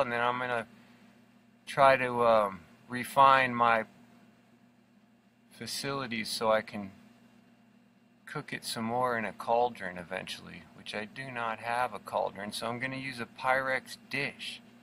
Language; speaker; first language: English; native; English